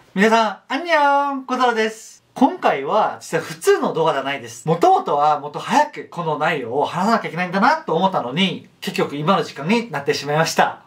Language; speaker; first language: Japanese; non-native, fluent; Korean